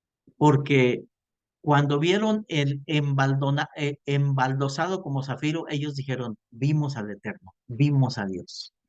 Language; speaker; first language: Spanish; native; Spanish